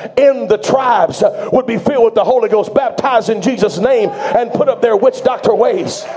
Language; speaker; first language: English; native; English